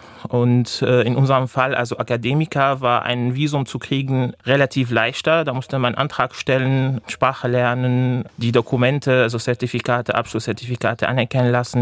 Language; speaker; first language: German; non-native, fluent; Arabic